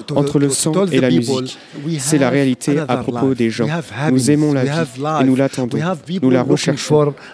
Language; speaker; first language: French; non-native, fluent; Arabic